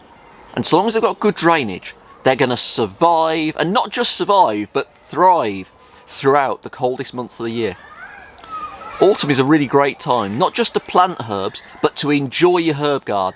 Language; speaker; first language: English; native; English